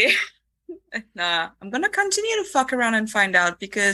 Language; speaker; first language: English; non-native, fluent; French